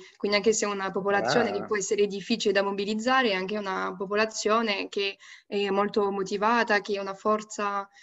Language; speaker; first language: Italian; non-native, fluent; French